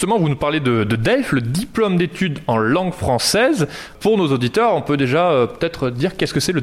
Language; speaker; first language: French; native; French